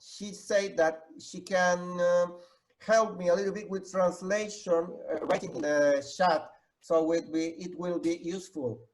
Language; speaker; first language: English; non-native, fluent; Spanish